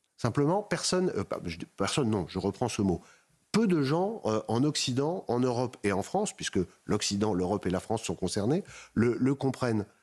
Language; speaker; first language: French; native; French